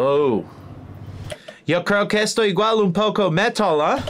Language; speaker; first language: Spanish; non-native, learner; English